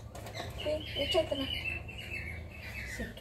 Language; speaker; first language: Spanish; early bilingual, heritage; Spanish